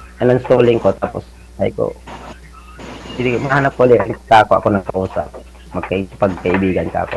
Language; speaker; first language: Filipino; native; Filipino